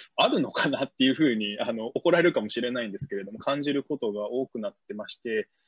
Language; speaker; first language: Japanese; native; Japanese